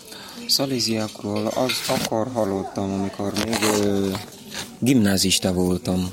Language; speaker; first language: Hungarian; non-native, learner; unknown